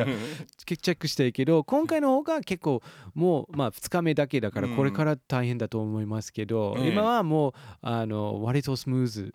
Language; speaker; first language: Japanese; non-native, fluent; English